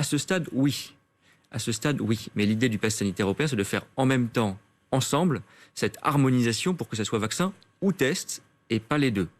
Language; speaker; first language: French; native; French